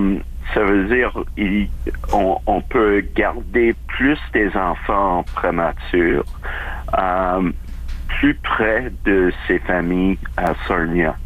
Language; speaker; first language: French; non-native, local second language; English